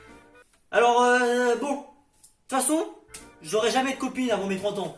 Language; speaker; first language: French; native; French